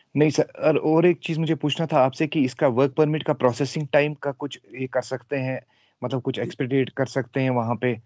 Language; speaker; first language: Hindi; native; Hindi